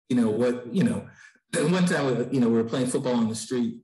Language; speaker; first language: English; native; English